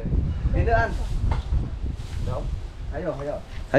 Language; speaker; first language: Chinese; non-native, learner; Vietnamese